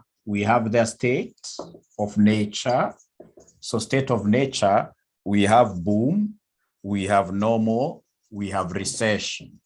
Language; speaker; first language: English; non-native, local second language; Swahili